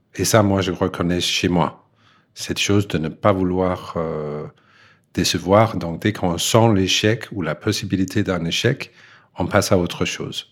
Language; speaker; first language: French; non-native, fluent; Danish